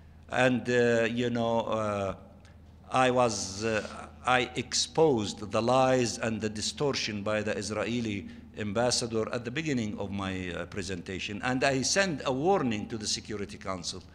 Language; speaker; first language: English; non-native, fluent; Arabic